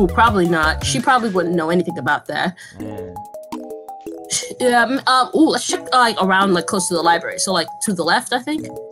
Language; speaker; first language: English; native; English